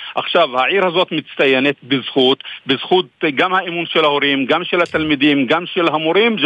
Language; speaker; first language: Hebrew; non-native, local second language; Arabic